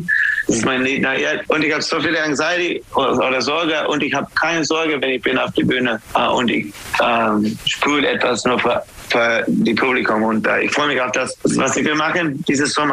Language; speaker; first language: German; non-native, learner; English